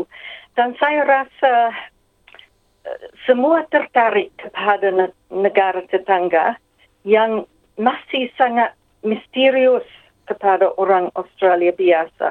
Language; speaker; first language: Indonesian; non-native, fluent; English